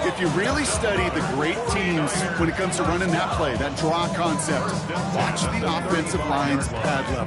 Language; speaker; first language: English; native; English